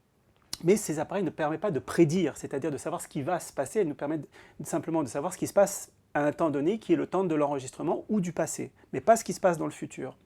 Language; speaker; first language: French; native; French